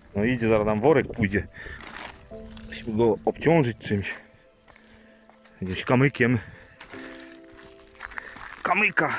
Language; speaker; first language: Polish; native; Polish